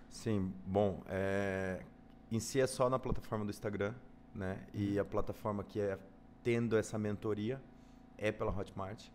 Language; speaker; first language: Spanish; non-native, learner; Portuguese